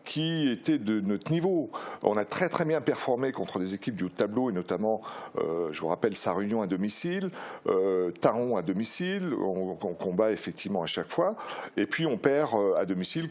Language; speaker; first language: French; native; French